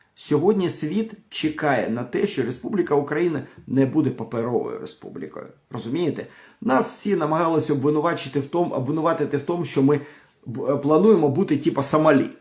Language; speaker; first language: Ukrainian; non-native, local second language; Russian